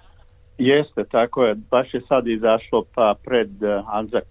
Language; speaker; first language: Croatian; early bilingual, heritage; Serbian